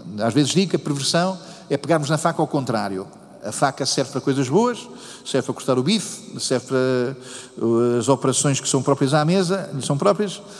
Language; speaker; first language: Portuguese; native; Portuguese